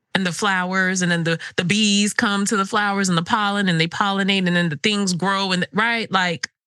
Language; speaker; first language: English; early bilingual, other home language; Krio